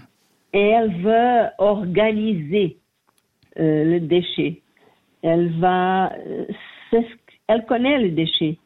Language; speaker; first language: French; non-native, learner; Portuguese